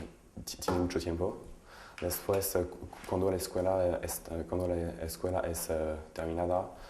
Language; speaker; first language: Spanish; non-native, learner; French